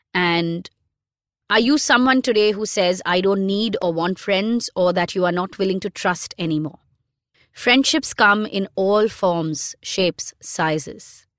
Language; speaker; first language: English; non-native, local second language; Hindi